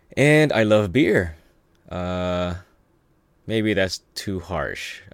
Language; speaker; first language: English; early bilingual, other home language; Filipino